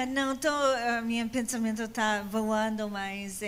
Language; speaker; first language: Portuguese; non-native, fluent; English